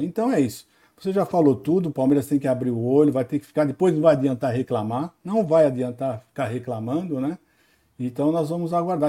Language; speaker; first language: Portuguese; native; Portuguese